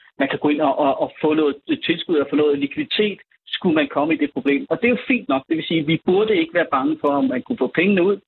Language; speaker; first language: Danish; native; Danish